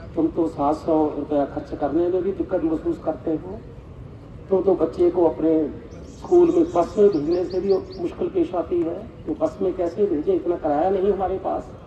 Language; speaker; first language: Hindi; non-native, local second language; Punjabi